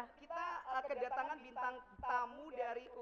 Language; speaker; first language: Indonesian; native; Indonesian